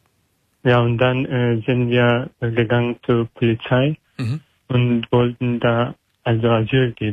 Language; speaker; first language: German; non-native, learner; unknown